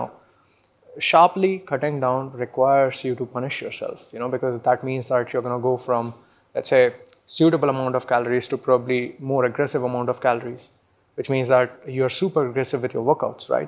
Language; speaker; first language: English; non-native, local second language; Hindi